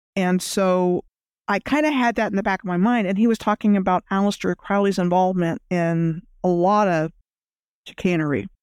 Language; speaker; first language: English; native; English